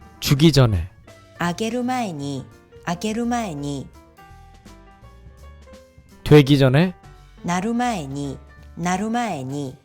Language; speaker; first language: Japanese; non-native, fluent; Korean